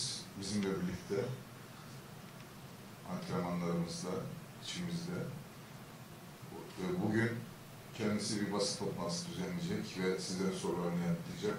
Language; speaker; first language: Turkish; native; Turkish